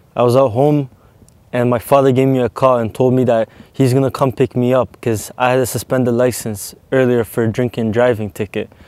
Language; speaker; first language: English; early bilingual, other home language; Arabic